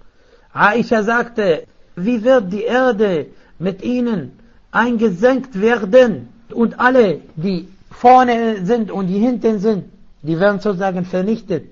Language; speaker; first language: German; non-native, fluent; Arabic